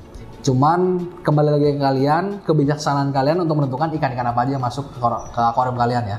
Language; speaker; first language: Indonesian; native; Indonesian